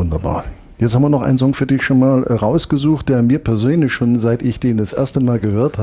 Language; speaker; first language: German; native; German